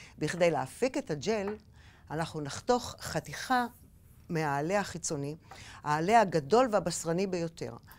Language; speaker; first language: Hebrew; native; Hebrew